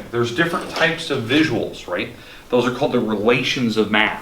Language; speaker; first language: English; native; English